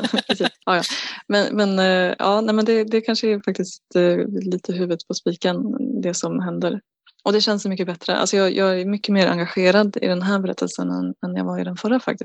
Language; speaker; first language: Swedish; native; Swedish